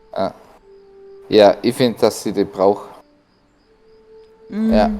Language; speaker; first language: German; native; German